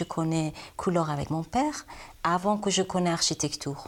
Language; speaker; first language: French; non-native, learner; Persian